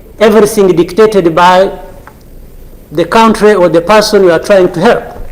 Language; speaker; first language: English; non-native, local second language; Kinyarwanda